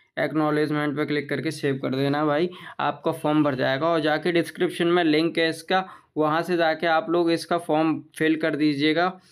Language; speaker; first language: Hindi; native; Hindi